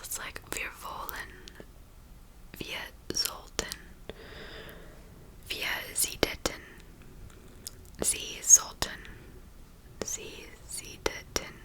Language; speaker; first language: German; non-native, learner; English